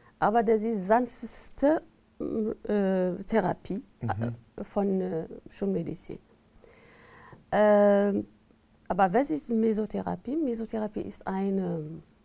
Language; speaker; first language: German; non-native, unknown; Arabic